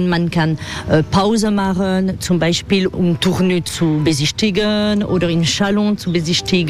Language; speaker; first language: German; non-native, fluent; French